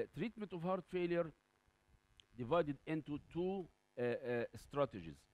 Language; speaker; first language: English; non-native, fluent; Arabic